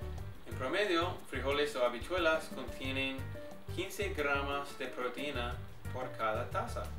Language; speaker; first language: Spanish; early bilingual, heritage; English